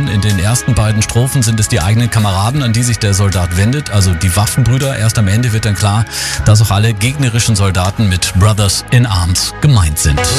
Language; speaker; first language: German; native; German